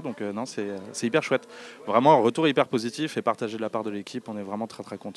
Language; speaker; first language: French; native; French